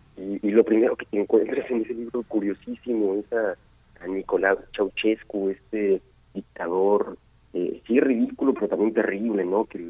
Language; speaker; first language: Spanish; native; Spanish